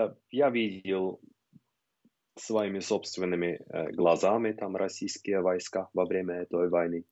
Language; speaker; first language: Russian; non-native, fluent; Norwegian